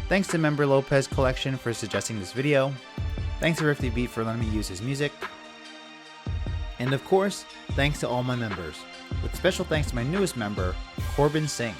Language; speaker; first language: English; native; English